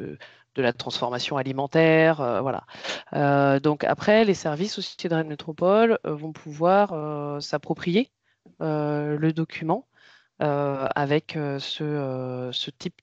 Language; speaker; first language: French; native; French